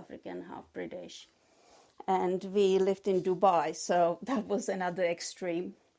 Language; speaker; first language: English; non-native, fluent; Czech